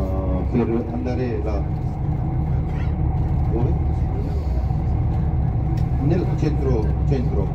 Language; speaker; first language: Italian; non-native, fluent; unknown